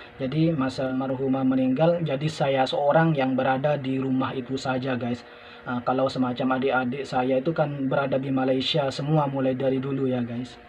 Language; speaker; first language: Indonesian; non-native, local second language; Madurese